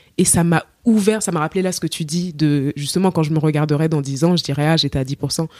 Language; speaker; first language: French; native; French